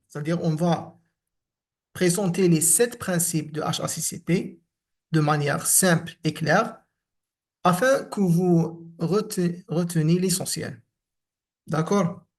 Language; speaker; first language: French; non-native, local second language; Arabic